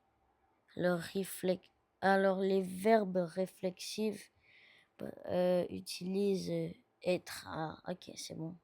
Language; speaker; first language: French; non-native, learner; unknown